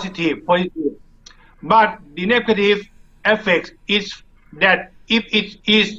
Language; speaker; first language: English; non-native, learner; Thai